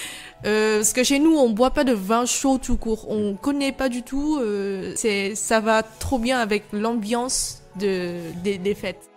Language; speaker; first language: French; non-native, fluent; Vietnamese